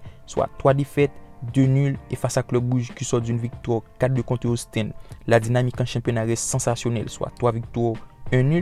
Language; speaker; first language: French; native; French